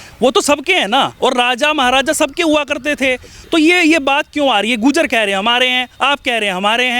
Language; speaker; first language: Hindi; native; Hindi